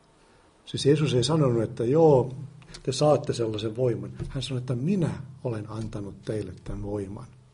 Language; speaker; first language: Finnish; native; Finnish